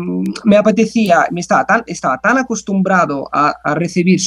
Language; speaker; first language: Spanish; non-native, fluent; Italian